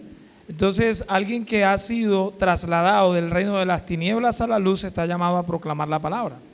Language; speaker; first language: Spanish; native; Spanish